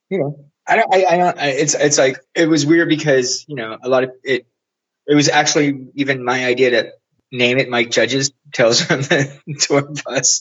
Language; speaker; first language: English; native; English